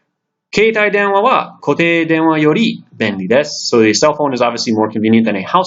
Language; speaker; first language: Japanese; non-native, fluent; English